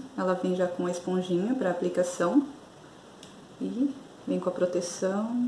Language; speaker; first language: Portuguese; native; Portuguese